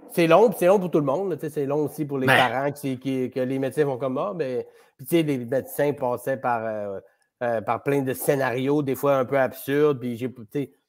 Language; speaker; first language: French; native; French